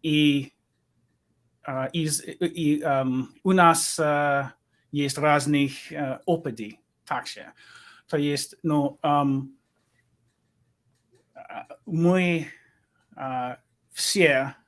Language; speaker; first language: Russian; non-native, learner; English